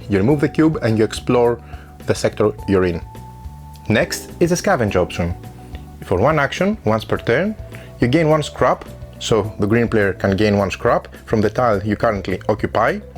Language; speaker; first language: English; non-native, fluent; Greek